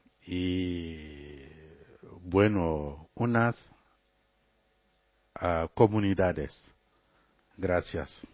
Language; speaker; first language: Spanish; non-native, fluent; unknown